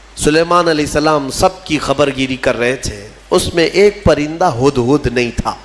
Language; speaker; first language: Urdu; native; Urdu